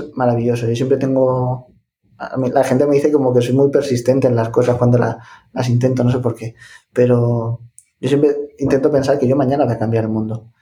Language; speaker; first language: Spanish; native; Spanish